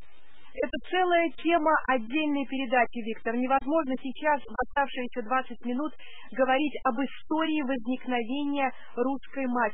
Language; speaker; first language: Russian; native; Russian